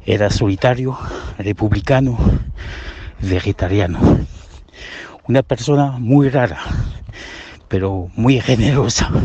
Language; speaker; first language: Spanish; early bilingual, heritage; Spanish